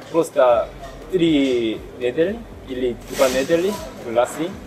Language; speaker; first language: Russian; non-native, learner; Korean